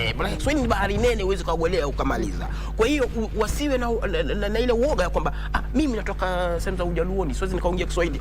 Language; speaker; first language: Swahili; native; Swahili